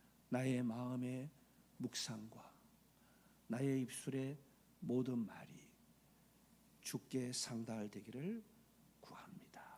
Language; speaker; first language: Korean; native; Korean